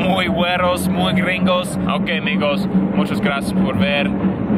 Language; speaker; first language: Spanish; non-native, learner; English